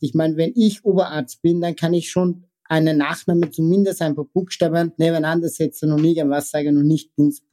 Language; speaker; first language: German; non-native, fluent; Persian